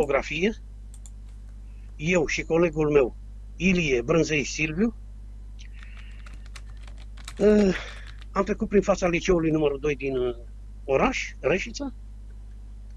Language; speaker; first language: Romanian; native; Romanian